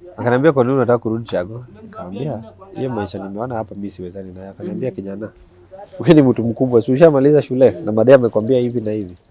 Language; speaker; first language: Swahili; non-native, local second language; Luo (Kenya and Tanzania)